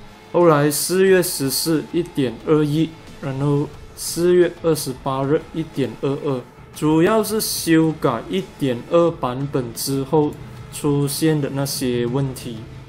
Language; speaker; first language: Chinese; native; Chinese